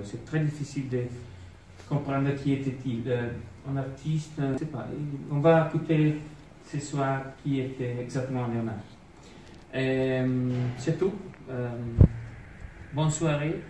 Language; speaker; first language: French; non-native, learner; Italian